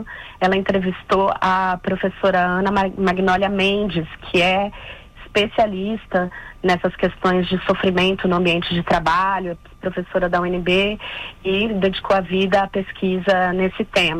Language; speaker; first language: Portuguese; native; Portuguese